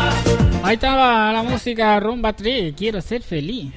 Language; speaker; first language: Spanish; native; Spanish